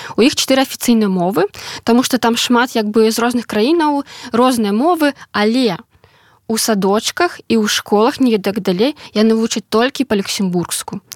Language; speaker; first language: Belarusian; non-native, local second language; Russian